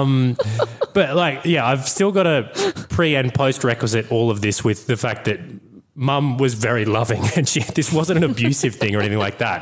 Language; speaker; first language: English; native; English